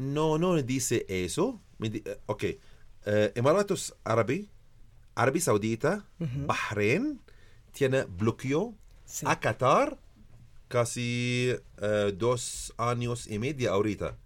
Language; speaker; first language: Spanish; non-native, learner; Arabic